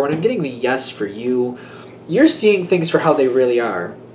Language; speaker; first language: English; native; English